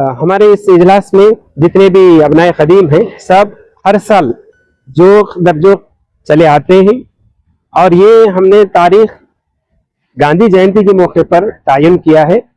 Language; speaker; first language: Urdu; native; Urdu